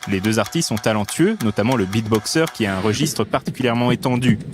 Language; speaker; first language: French; native; French